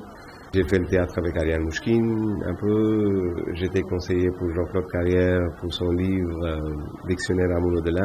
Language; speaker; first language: French; non-native, fluent; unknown